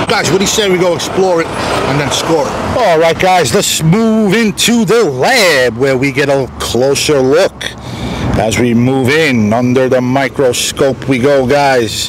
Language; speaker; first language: English; native; English